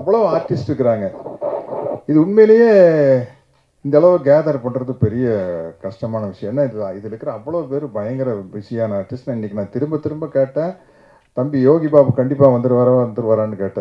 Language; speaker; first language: Tamil; native; Tamil